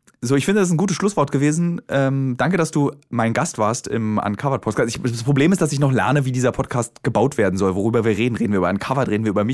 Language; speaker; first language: German; native; German